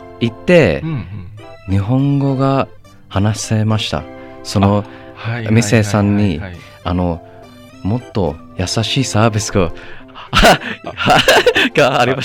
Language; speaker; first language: Japanese; non-native, learner; English